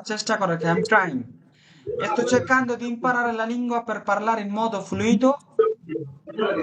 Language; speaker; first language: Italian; non-native, fluent; Bangla